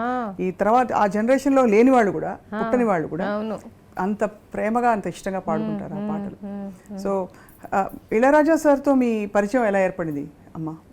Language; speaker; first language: Telugu; native; Telugu